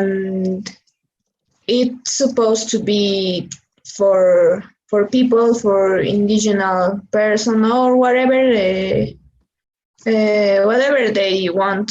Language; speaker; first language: English; non-native, learner; Spanish